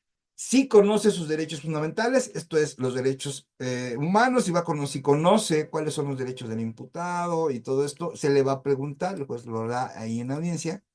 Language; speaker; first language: Spanish; native; Spanish